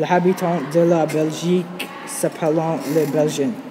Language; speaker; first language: French; non-native, learner; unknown